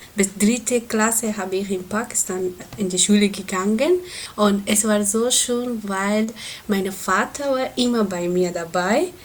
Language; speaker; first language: German; non-native, learner; Persian